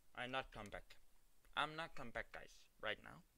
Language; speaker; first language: English; non-native, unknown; Danish